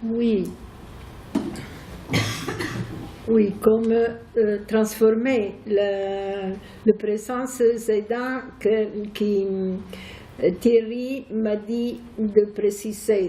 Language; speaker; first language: French; non-native, fluent; Italian